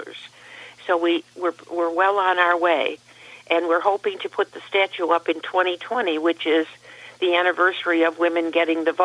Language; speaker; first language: English; native; English